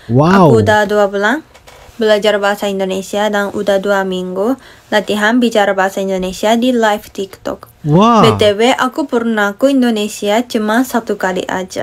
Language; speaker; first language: Indonesian; non-native, learner; Japanese